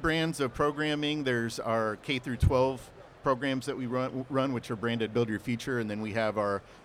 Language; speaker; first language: English; native; English